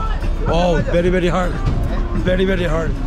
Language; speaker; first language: English; non-native, learner; Korean